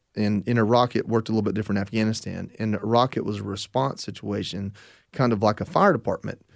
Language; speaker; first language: English; native; English